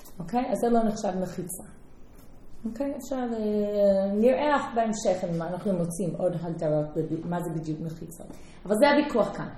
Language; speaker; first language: Hebrew; non-native, fluent; English